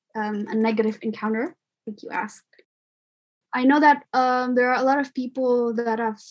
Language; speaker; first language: English; non-native, fluent; Indonesian